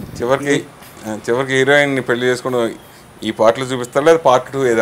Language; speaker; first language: Telugu; native; Telugu